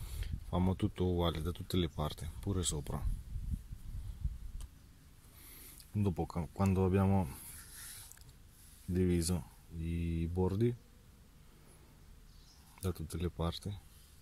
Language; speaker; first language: Italian; non-native, fluent; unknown